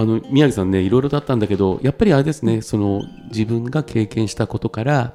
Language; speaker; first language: Japanese; native; Japanese